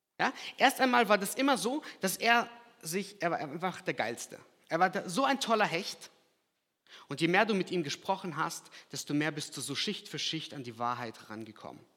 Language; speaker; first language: German; early bilingual, other home language; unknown